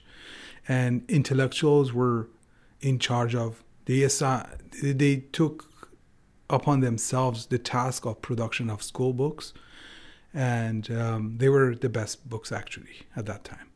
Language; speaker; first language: English; non-native, fluent; Persian